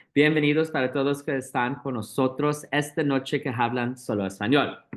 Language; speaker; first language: Spanish; non-native, learner; English